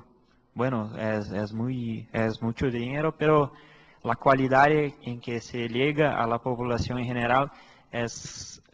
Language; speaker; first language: Spanish; non-native, fluent; Portuguese